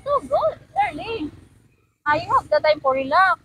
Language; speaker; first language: English; non-native, learner; Cebuano